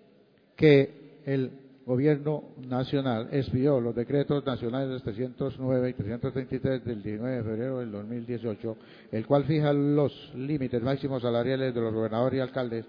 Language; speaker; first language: Spanish; native; Spanish